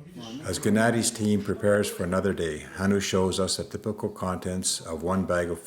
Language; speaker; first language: English; native; English